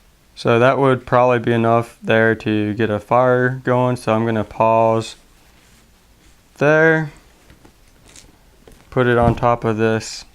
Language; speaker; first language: English; native; English